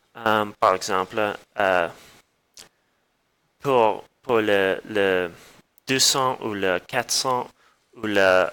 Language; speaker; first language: French; non-native, learner; English